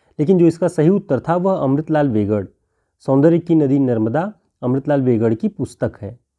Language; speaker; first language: Hindi; native; Hindi